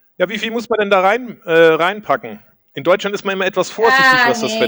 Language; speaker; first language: German; native; German